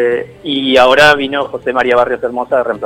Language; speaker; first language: Spanish; native; Spanish